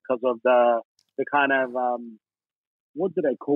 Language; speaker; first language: English; native; English